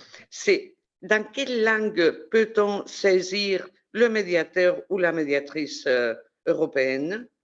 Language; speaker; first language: French; non-native, fluent; Spanish